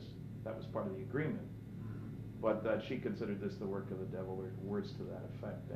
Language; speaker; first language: English; native; English